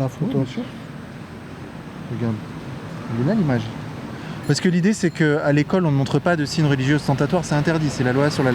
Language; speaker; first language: French; native; French